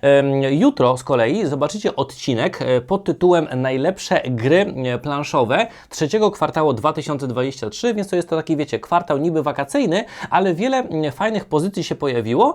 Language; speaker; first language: Polish; native; Polish